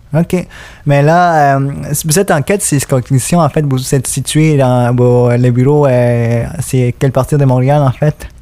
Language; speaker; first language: French; native; French